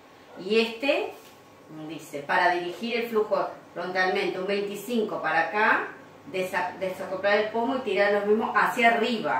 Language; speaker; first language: Spanish; native; Spanish